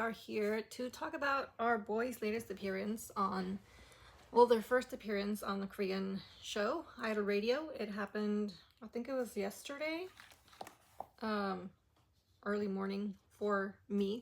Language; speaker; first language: English; early bilingual, other home language; Spanish